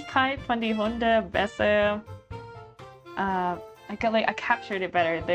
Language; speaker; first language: German; non-native, learner; English